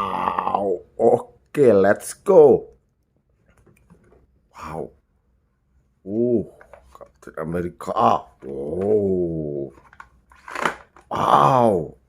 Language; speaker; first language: English; non-native, learner; Indonesian